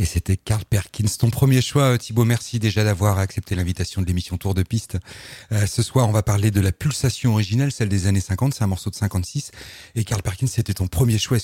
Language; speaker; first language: French; native; French